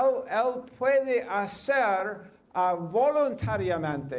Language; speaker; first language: Spanish; non-native, fluent; English